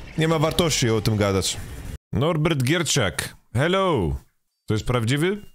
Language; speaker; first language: Polish; non-native, learner; Swedish